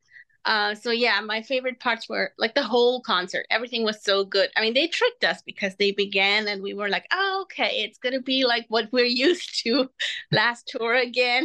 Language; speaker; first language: English; non-native, fluent; Spanish